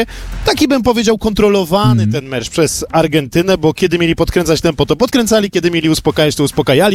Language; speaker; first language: Polish; native; Polish